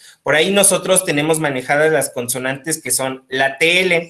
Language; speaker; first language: Spanish; native; Spanish